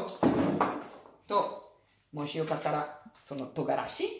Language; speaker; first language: Japanese; non-native, learner; Italian